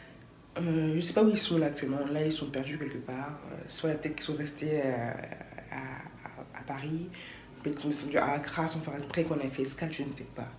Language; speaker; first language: French; native; French